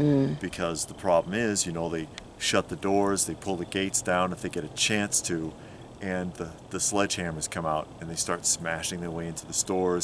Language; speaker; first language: English; native; English